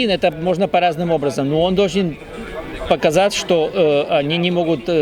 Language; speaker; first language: Russian; non-native, fluent; Spanish